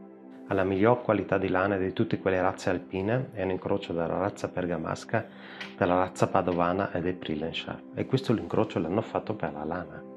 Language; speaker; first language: Italian; non-native, local second language; German